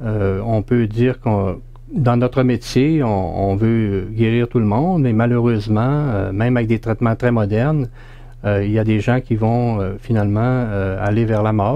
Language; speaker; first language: French; native; French